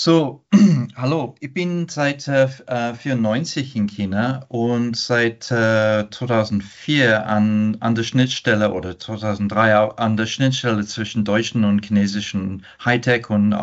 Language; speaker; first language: German; non-native, fluent; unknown